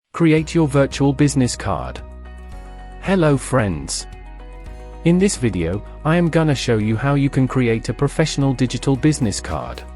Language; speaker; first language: English; non-native, local second language; Hindi